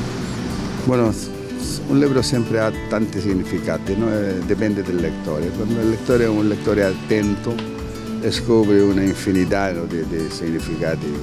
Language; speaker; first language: Italian; non-native, fluent; Spanish